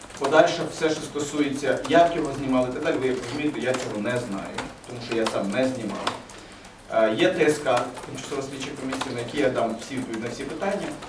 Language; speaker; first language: Ukrainian; early bilingual, other home language; Persian